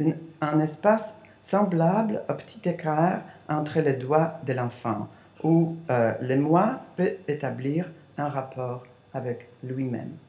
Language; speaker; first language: French; non-native, fluent; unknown